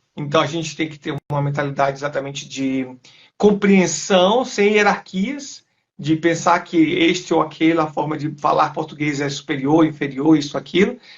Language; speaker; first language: Portuguese; native; Portuguese